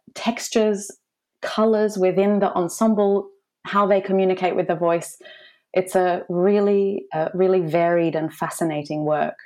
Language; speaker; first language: English; native; English